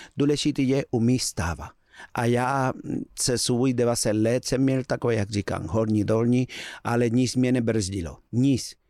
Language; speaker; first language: Czech; non-native, learner; Spanish